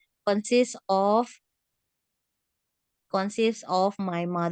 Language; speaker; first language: English; non-native, fluent; Indonesian